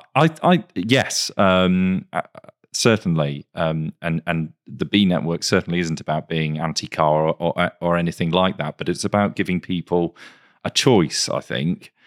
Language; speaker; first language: English; native; English